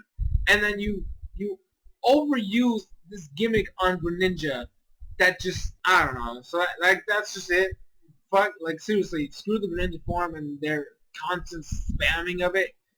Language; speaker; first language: English; native; English